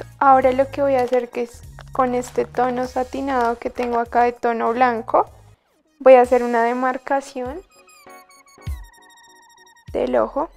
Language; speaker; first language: Spanish; native; Spanish